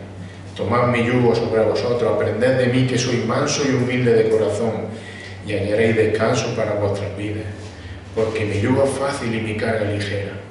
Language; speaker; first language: Spanish; native; Spanish